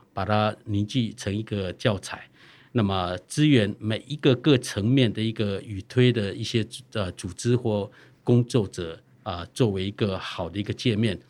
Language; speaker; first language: Chinese; non-native, local second language; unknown